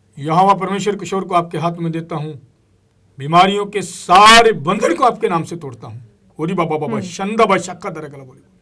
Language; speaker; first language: Hindi; non-native, local second language; Punjabi